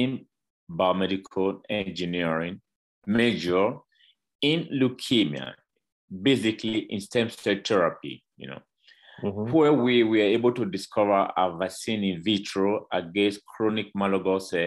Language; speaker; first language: English; non-native, local second language; Bini